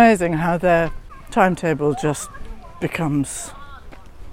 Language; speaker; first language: English; native; English